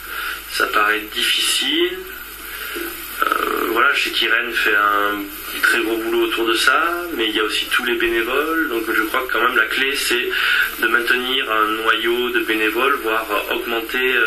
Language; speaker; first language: French; native; French